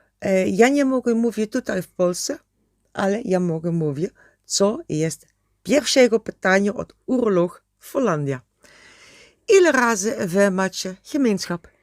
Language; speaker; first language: Polish; non-native, learner; Dutch